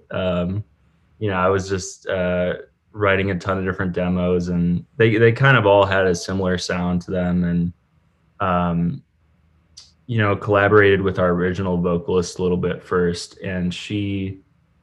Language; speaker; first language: English; native; English